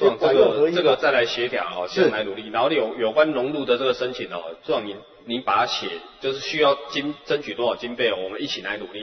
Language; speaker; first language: Chinese; native; Chinese